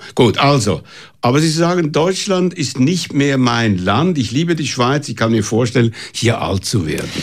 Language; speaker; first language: German; native; German